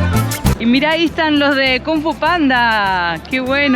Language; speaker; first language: Spanish; native; Spanish